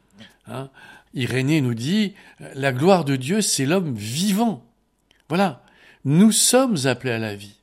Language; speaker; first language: French; native; French